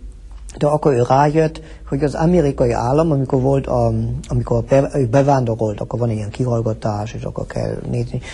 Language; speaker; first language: Hungarian; early bilingual, heritage; Hungarian